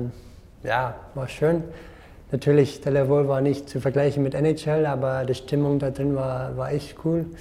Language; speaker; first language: German; non-native, fluent; English